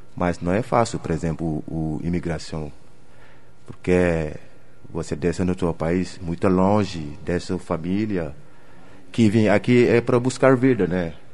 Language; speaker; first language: Portuguese; non-native, learner; Wolof